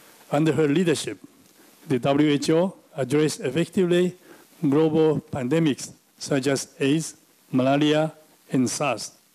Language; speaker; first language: English; non-native, fluent; Chinese